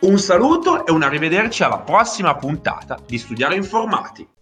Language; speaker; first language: Italian; native; Italian